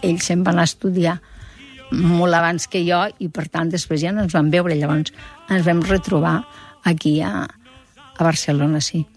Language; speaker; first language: Catalan; native; Catalan